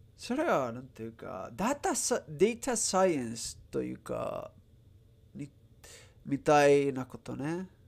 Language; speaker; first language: Japanese; non-native, learner; Spanish